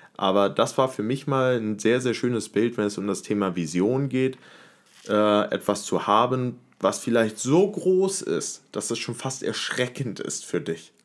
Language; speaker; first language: German; native; German